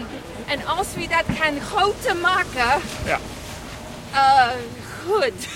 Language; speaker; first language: Dutch; non-native, learner; English